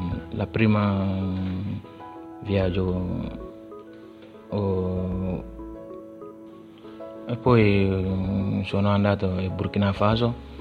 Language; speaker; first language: Italian; non-native, learner; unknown